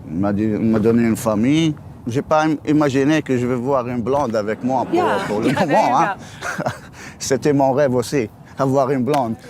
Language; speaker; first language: French; non-native, local second language; Arabic